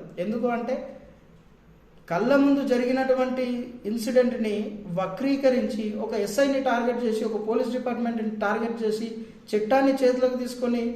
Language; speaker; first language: Telugu; native; Telugu